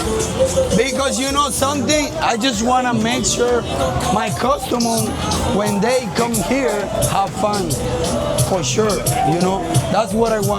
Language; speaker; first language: English; non-native, learner; Spanish